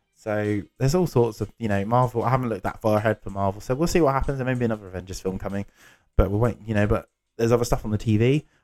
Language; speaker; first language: English; native; English